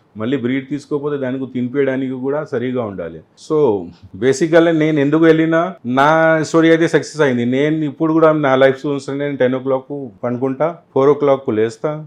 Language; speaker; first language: Telugu; non-native, local second language; Urdu